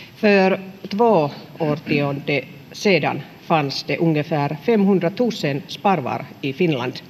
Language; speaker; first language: Swedish; non-native, local second language; Finnish